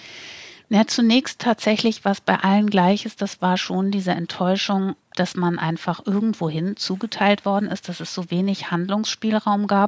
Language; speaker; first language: German; native; German